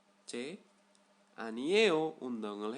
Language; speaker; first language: Korean; non-native, learner; Indonesian